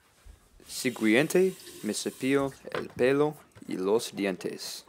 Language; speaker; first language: Spanish; non-native, learner; English